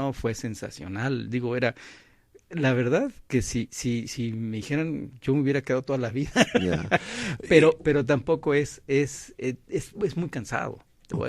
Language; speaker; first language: Spanish; native; Spanish